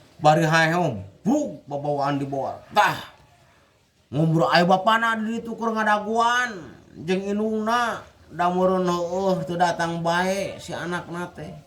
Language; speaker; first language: Sundanese; non-native, fluent; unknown